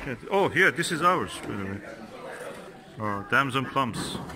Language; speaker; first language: English; non-native, fluent; Persian